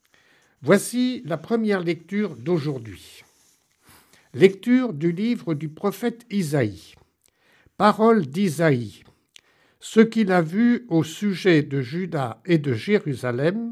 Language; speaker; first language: French; native; French